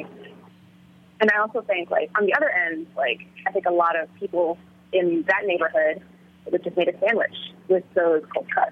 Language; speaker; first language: English; early bilingual, other home language; Vietnamese